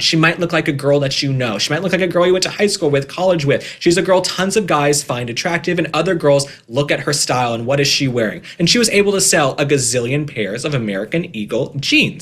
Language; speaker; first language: English; native; English